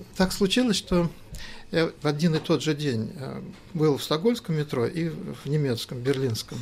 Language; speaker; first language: Russian; native; Russian